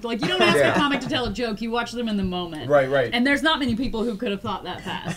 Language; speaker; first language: English; native; English